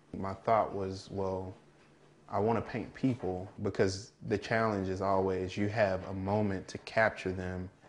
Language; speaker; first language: English; native; English